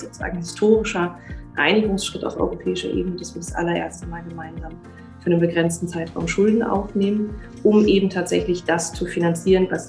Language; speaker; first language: German; native; German